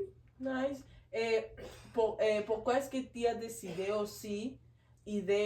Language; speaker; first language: French; non-native, learner; Spanish